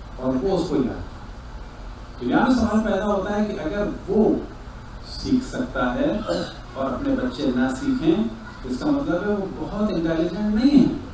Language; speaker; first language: Urdu; native; Urdu